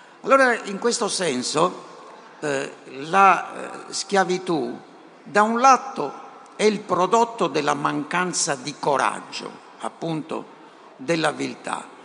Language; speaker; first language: Italian; native; Italian